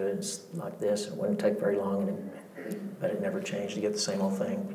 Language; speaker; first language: English; native; English